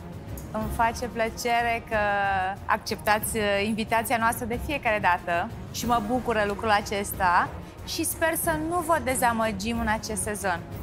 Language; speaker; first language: Romanian; native; Romanian